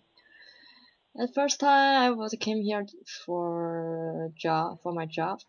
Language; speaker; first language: English; non-native, learner; Chinese